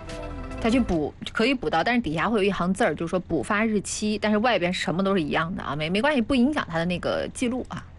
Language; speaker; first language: Chinese; native; Chinese